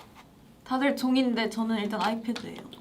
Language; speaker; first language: Korean; native; Korean